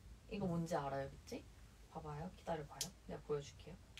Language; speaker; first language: Korean; early bilingual, heritage; Korean